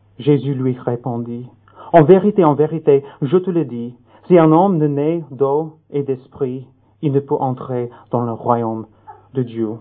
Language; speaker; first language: French; non-native, fluent; English